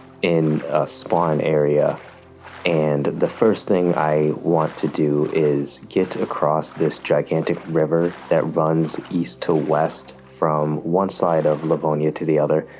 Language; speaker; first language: English; native; English